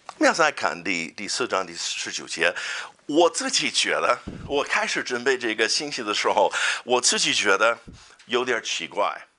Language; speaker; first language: Chinese; non-native, fluent; English